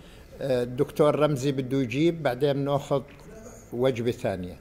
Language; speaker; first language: Arabic; native; Arabic